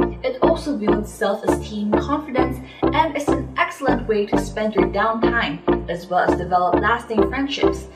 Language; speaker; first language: English; non-native, local second language; Filipino